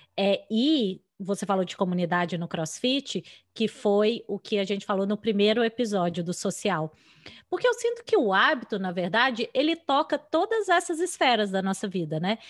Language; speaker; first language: Portuguese; native; Portuguese